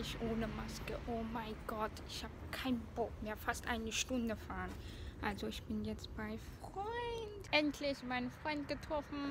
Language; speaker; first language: German; non-native, learner; Spanish